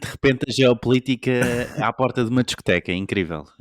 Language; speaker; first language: Portuguese; native; Portuguese